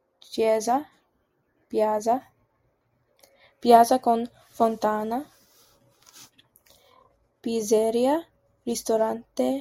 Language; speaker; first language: Italian; non-native, learner; English